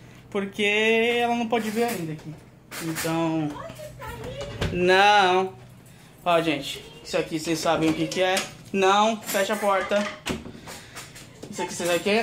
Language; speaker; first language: Portuguese; native; Portuguese